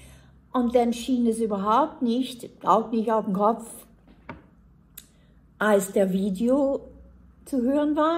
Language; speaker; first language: German; non-native, fluent; English